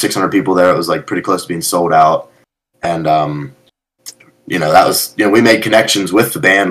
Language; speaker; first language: English; native; English